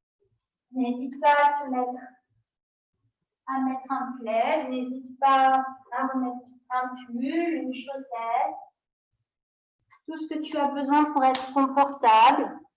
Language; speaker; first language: French; native; French